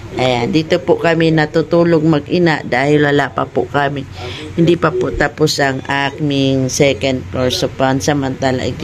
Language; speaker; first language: Filipino; non-native, local second language; Bikol